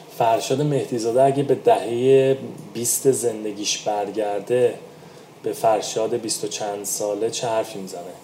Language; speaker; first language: Persian; native; Persian